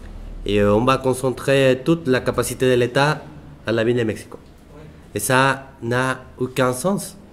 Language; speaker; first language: French; non-native, fluent; Spanish